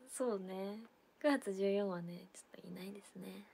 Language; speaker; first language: Japanese; native; Japanese